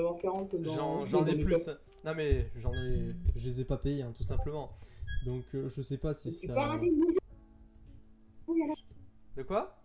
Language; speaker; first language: French; native; French